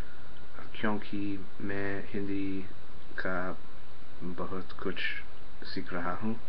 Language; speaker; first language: Hindi; non-native, learner; English